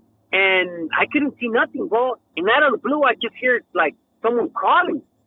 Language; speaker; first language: English; early bilingual, other home language; Spanish